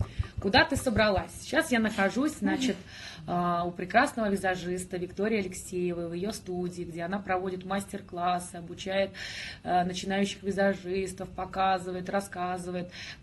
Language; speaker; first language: Russian; native; Russian